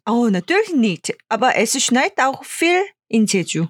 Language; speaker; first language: German; non-native, fluent; Korean